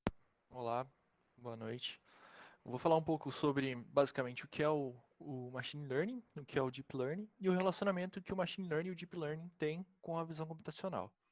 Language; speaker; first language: Portuguese; native; Portuguese